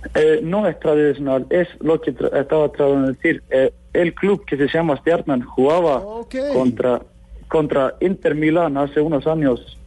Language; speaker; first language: Spanish; non-native, fluent; Icelandic